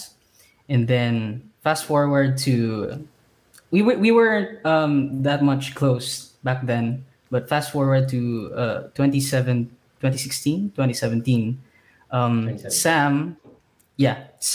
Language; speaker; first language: English; non-native, local second language; Cebuano